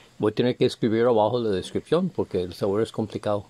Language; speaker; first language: Spanish; non-native, fluent; English